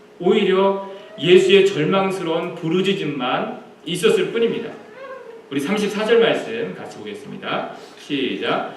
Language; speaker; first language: Korean; native; Korean